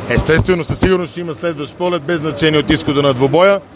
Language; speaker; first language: Bulgarian; native; Bulgarian